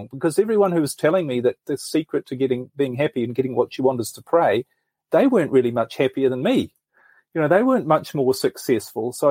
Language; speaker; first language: English; native; English